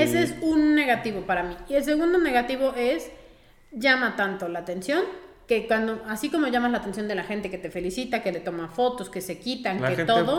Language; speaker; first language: Spanish; native; Spanish